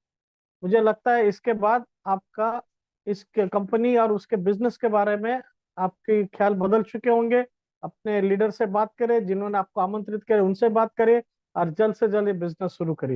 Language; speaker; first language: Hindi; native; Hindi